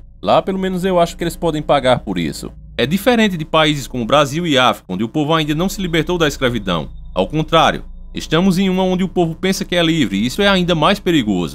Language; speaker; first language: Portuguese; native; Portuguese